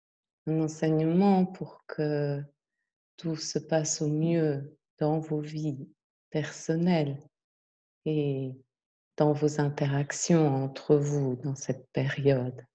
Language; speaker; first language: French; native; French